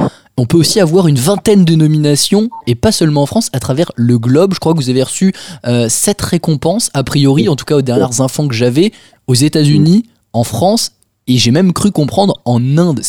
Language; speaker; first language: French; native; French